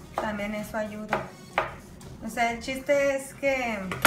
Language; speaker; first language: Spanish; early bilingual, heritage; Spanish